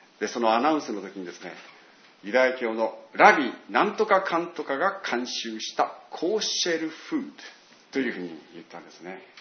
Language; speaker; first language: Japanese; native; Japanese